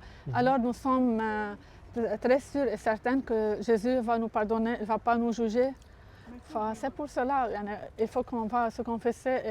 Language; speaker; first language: French; non-native, local second language; Arabic